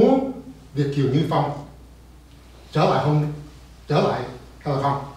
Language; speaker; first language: Vietnamese; early bilingual, heritage; Vietnamese